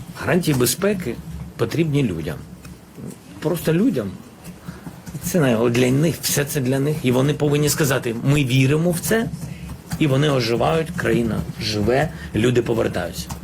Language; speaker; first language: Ukrainian; non-native, local second language; Russian